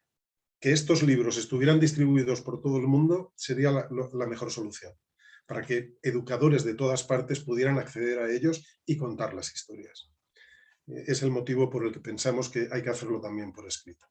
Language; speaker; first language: Spanish; native; Spanish